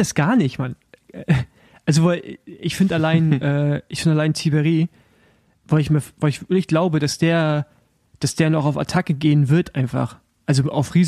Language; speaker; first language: German; native; German